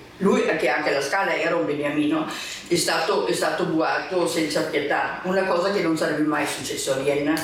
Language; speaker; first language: Italian; non-native, fluent; German